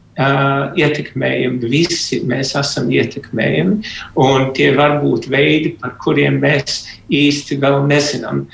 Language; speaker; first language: Latvian; early bilingual, heritage; Latvian